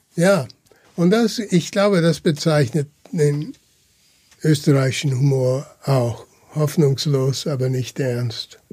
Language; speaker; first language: German; early bilingual, heritage; German